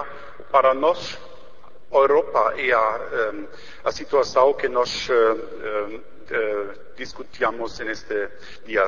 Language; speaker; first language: Portuguese; non-native, learner; German